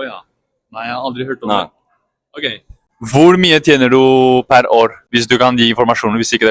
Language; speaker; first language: Norwegian; native; Norwegian